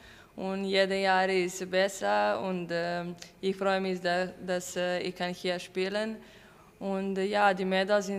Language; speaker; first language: German; non-native, learner; Serbian